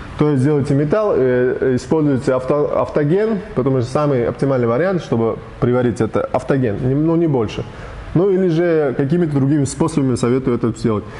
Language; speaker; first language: Russian; non-native, local second language; Uzbek